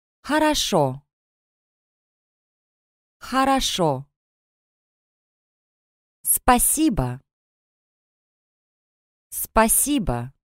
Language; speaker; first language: Russian; non-native, learner; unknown